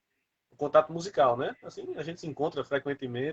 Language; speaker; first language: Portuguese; native; Portuguese